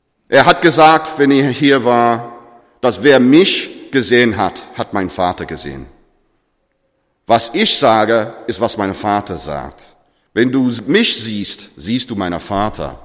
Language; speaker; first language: German; non-native, fluent; English